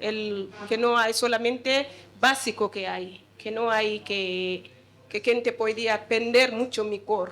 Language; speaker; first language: Spanish; non-native, learner; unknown